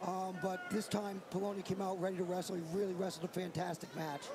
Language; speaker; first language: English; native; English